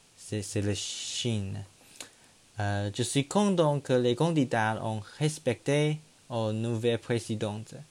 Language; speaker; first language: French; non-native, learner; Chinese